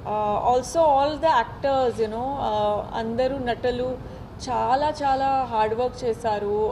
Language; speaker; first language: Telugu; non-native, fluent; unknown